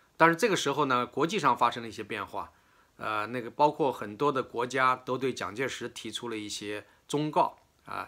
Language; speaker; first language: Chinese; native; Chinese